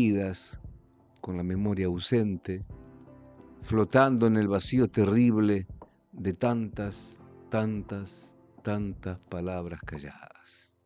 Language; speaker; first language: Spanish; native; Spanish